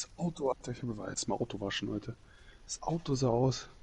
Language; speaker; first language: German; native; German